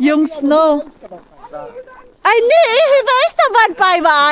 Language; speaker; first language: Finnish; non-native, learner; Filipino